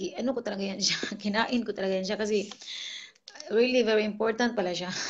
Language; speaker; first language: Filipino; non-native, local second language; Cebuano